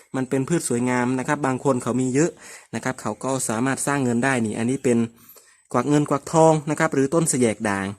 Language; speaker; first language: Thai; non-native, local second language; Northern Khmer